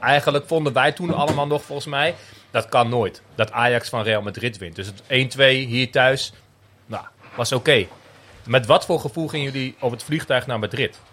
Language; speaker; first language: Dutch; native; Dutch